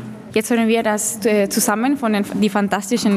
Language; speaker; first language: German; non-native, fluent; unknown